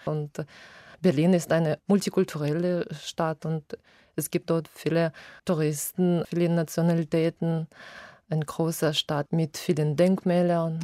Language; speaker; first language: German; non-native, fluent; Russian